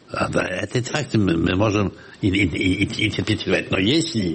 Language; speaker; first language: Russian; non-native, fluent; Polish